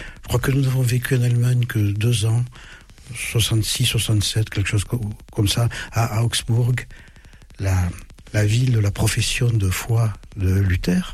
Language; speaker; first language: French; early bilingual, other home language; German